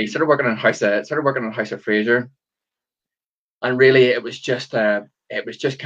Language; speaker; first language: English; native; English